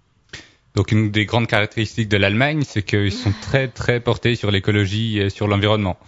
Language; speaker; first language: French; native; French